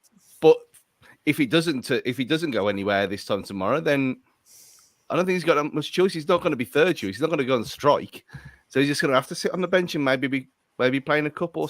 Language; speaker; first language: English; native; English